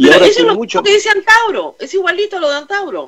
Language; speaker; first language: Spanish; native; Spanish